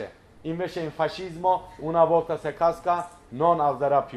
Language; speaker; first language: Italian; non-native, learner; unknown